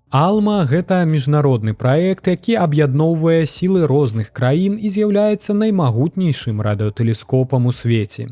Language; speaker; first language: Belarusian; native; Belarusian